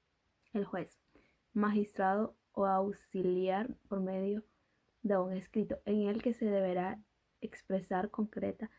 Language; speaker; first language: Spanish; native; Spanish